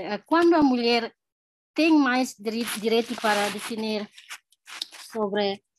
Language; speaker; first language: Portuguese; non-native, learner; Tetum